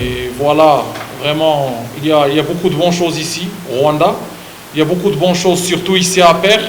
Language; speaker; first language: French; non-native, fluent; Arabic